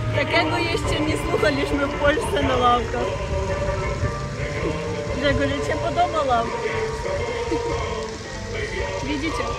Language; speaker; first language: Polish; non-native, learner; Russian